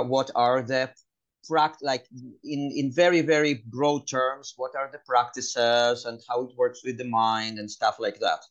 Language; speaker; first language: English; non-native, fluent; Hebrew